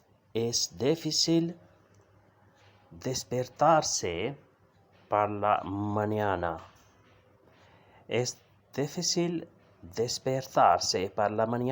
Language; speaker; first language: Spanish; non-native, fluent; Urdu